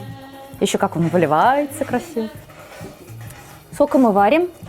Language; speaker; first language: Russian; native; Russian